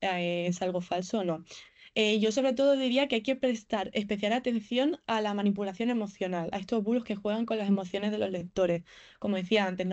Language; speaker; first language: Spanish; native; Spanish